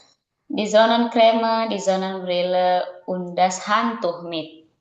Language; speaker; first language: German; non-native, learner; Indonesian